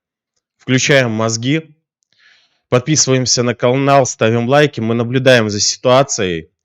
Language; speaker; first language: Russian; native; Russian